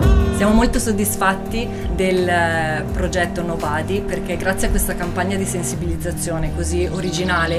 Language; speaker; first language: Italian; native; Italian